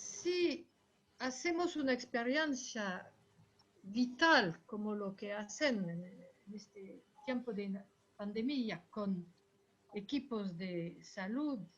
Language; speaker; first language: Spanish; non-native, fluent; French